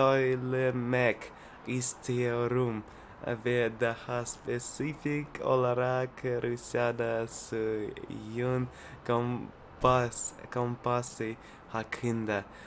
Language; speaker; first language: Turkish; non-native, learner; Russian